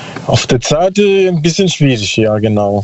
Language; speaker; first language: German; non-native, learner; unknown